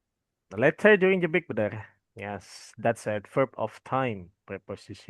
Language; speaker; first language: English; non-native, fluent; Indonesian